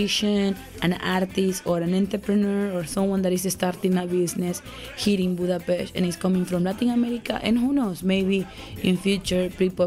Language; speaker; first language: English; non-native, fluent; Spanish